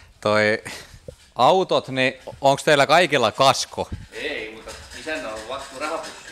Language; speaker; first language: Finnish; native; Finnish